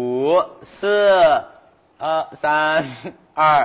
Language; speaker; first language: Chinese; non-native, fluent; Thai